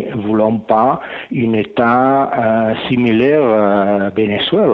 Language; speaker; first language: French; non-native, learner; Catalan